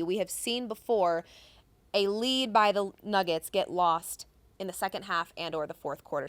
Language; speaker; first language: English; native; English